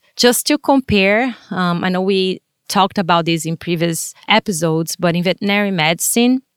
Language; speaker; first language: English; non-native, fluent; Portuguese